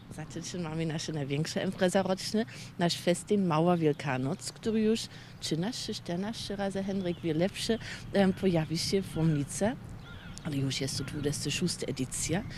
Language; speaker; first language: Polish; non-native, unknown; German